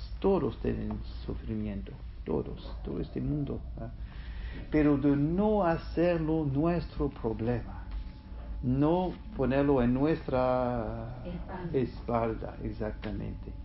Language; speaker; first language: Spanish; non-native, fluent; French